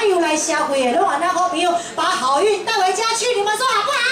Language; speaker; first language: Chinese; native; Chinese